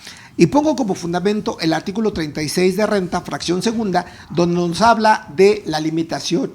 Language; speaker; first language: Spanish; native; Spanish